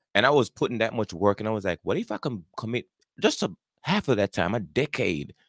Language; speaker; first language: English; non-native, local second language; Jamaican Creole English